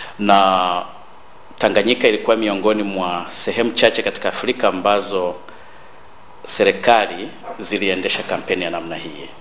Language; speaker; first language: Swahili; native; Swahili